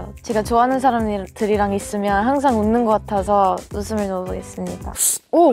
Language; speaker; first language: Korean; early bilingual, heritage; Korean